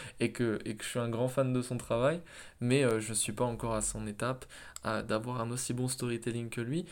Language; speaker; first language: French; native; French